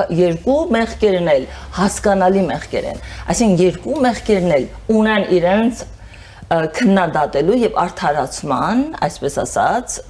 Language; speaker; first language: Armenian; early bilingual, heritage; Armenian